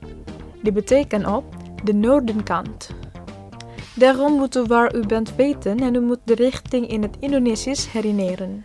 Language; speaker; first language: Dutch; non-native, learner; Indonesian